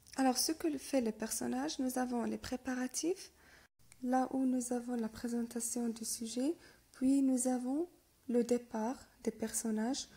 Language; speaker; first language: French; non-native, local second language; Arabic